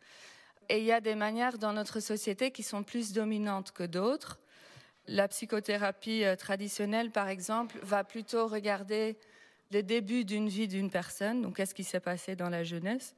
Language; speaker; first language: French; non-native, fluent; Dutch